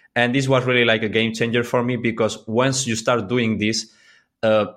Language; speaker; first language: English; non-native, fluent; Spanish